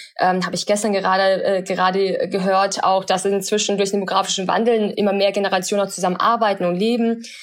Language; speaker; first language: German; early bilingual, other home language; Chinese